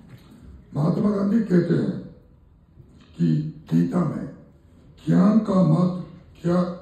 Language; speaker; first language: Hindi; non-native, fluent; Japanese